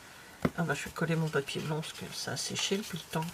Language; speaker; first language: French; native; French